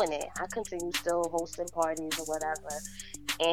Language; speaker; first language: English; native; English